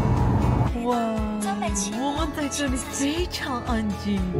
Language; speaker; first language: Chinese; non-native, learner; Armenian